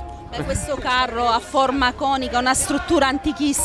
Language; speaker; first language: Italian; native; Italian